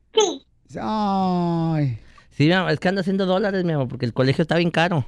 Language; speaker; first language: Spanish; native; Spanish